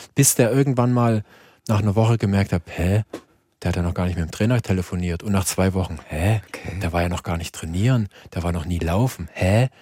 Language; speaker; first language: German; native; German